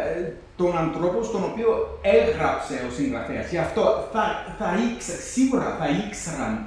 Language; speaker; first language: Greek; non-native, fluent; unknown